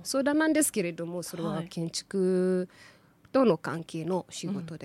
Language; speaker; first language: Japanese; non-native, learner; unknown